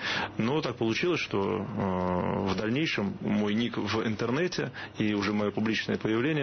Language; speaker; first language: Russian; native; Russian